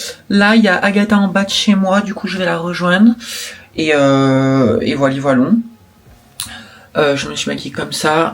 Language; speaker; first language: French; native; French